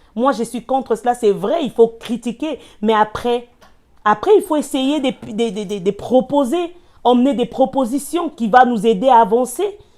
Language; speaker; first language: French; non-native, local second language; Lingala